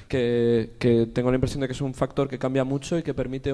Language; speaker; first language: Spanish; native; Spanish